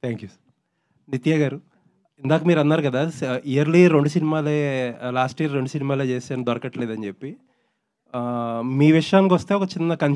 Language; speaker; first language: Telugu; native; Telugu